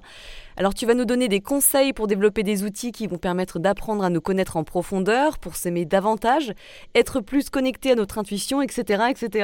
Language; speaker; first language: French; native; French